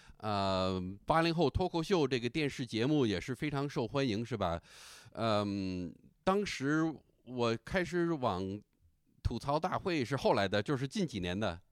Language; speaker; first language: Chinese; non-native, fluent; English